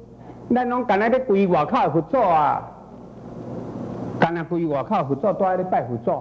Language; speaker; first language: Chinese; native; Chinese